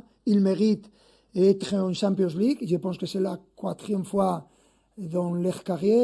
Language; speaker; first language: French; non-native, fluent; Spanish